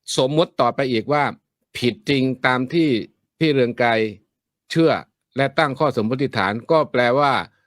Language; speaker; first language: Thai; native; Thai